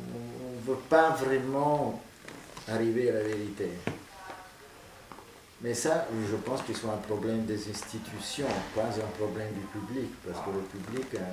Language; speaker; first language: French; non-native, fluent; Italian